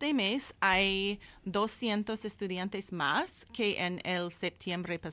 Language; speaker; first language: Spanish; non-native, fluent; English